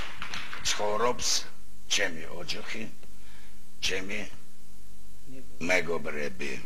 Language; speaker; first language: Georgian; non-native, learner; Russian